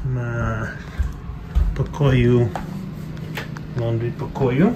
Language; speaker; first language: Polish; non-native, learner; English